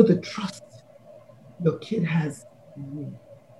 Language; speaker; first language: English; non-native, local second language; Igbo